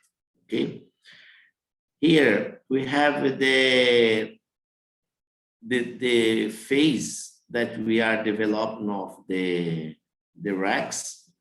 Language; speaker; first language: English; non-native, learner; Portuguese